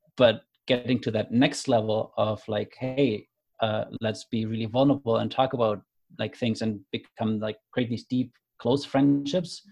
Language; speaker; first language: English; non-native, fluent; German